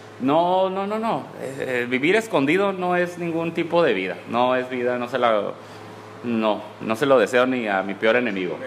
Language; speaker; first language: Spanish; early bilingual, heritage; Spanish